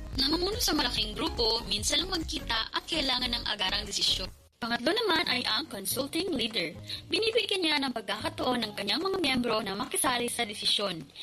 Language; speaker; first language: Filipino; non-native, local second language; Hiligaynon